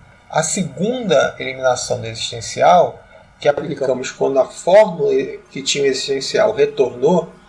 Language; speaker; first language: Portuguese; native; Portuguese